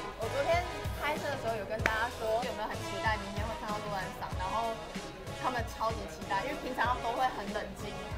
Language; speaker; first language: Chinese; native; Chinese